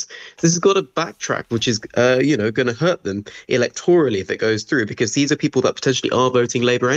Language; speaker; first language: English; native; English